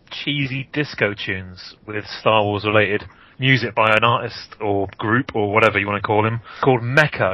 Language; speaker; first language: English; native; English